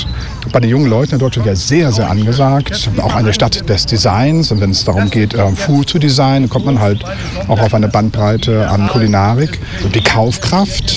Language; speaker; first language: German; native; German